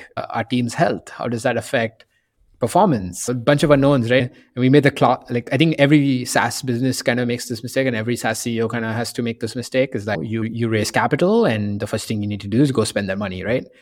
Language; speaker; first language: English; non-native, local second language; Tamil